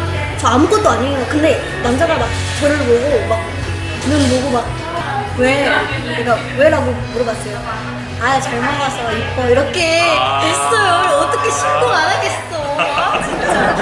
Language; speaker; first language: Korean; non-native, fluent; Indonesian